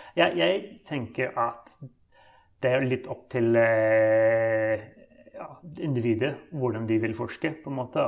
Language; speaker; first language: Norwegian; non-native, fluent; English